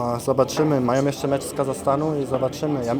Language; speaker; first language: Polish; early bilingual, heritage; German